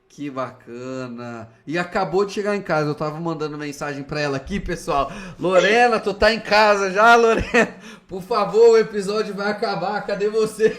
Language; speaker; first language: Portuguese; native; Portuguese